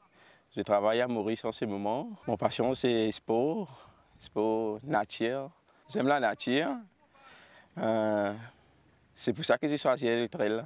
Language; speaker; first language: French; non-native, local second language; Morisyen